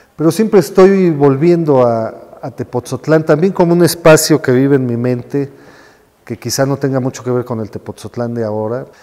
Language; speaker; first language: Spanish; native; Spanish